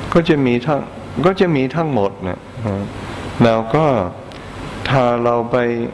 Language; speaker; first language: Thai; non-native, fluent; English